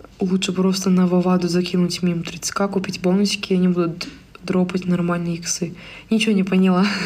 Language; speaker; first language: Russian; native; Russian